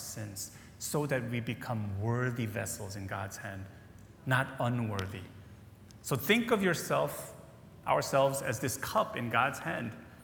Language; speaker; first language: English; native; English